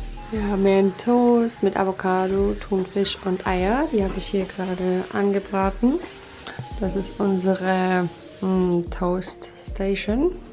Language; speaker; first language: German; native; German